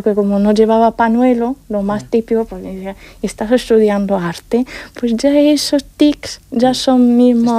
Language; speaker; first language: Spanish; non-native, fluent; Arabic